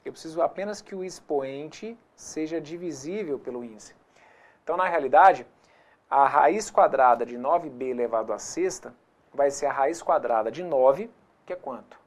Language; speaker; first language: Portuguese; native; Portuguese